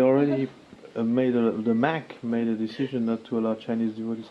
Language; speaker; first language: English; non-native, fluent; Chinese